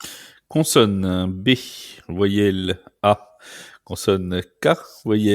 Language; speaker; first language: French; native; French